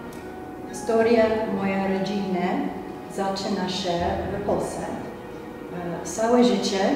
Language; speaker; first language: Polish; non-native, learner; English